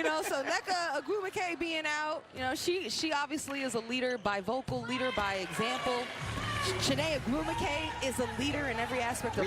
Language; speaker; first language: English; native; English